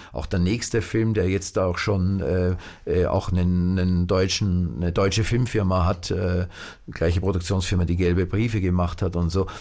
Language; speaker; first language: German; native; German